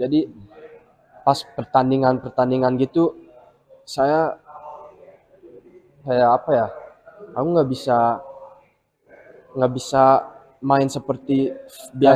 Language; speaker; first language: Indonesian; early bilingual, heritage; English